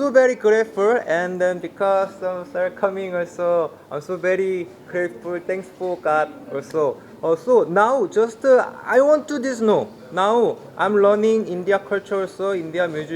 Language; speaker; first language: English; non-native, learner; Korean